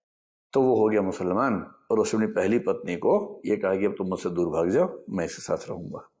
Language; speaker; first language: Hindi; native; Hindi